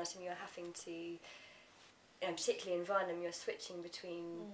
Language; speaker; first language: English; native; English